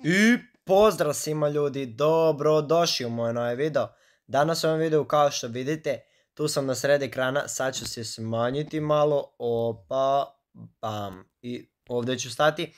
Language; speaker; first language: Serbian; native; Serbian